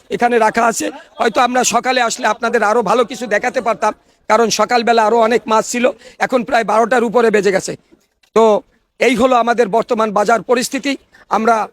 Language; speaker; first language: Bangla; native; Bangla